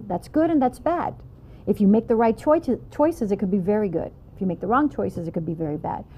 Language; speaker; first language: English; native; English